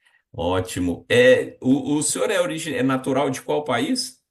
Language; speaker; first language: Portuguese; native; Portuguese